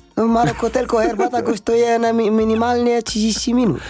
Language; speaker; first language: Polish; non-native, learner; Arabic